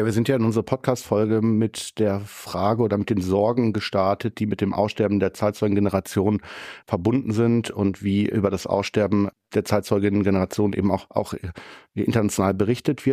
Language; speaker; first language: German; native; German